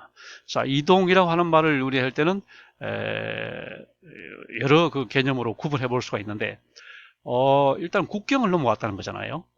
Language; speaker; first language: Korean; native; Korean